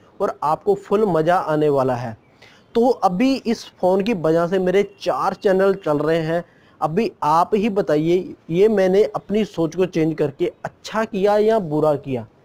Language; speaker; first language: Hindi; non-native, local second language; Punjabi